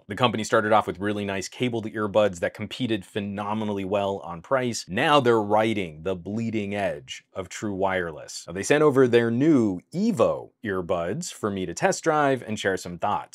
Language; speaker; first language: English; native; English